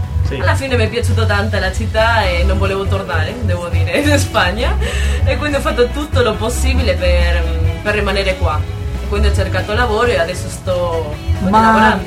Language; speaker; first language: Italian; non-native, fluent; Spanish